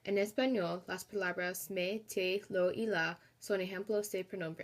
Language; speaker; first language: Spanish; non-native, learner; English